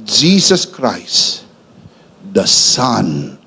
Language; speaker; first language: English; non-native, local second language; Filipino